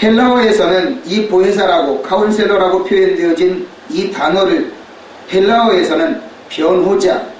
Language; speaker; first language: Korean; native; Korean